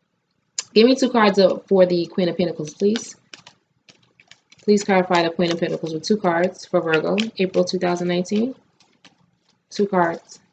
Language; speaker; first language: English; native; English